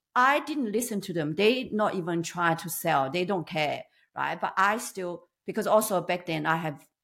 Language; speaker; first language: English; non-native, learner; Chinese